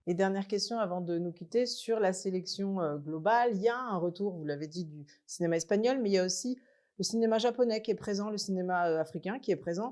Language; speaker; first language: French; native; French